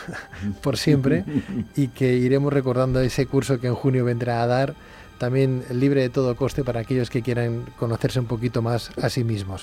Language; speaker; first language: Spanish; native; Spanish